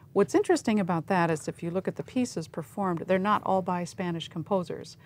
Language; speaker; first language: English; native; English